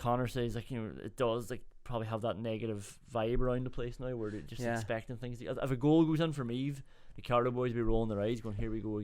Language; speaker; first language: English; native; English